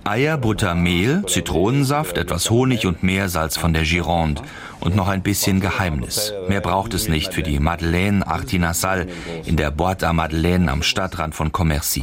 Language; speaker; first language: German; native; German